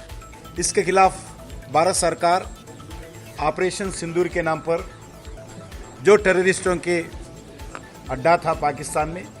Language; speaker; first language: Hindi; non-native, local second language; Telugu